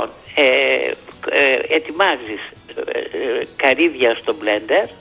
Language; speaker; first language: Greek; native; Greek